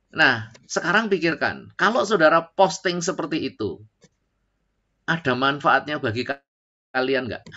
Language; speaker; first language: Indonesian; native; Indonesian